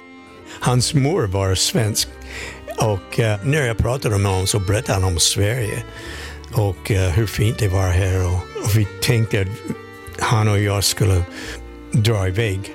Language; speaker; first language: Swedish; non-native, fluent; English